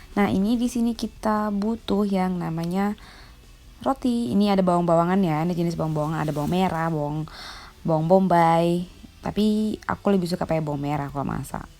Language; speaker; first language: Indonesian; native; Indonesian